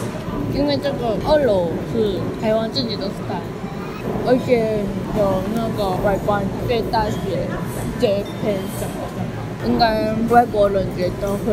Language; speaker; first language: Chinese; non-native, learner; Korean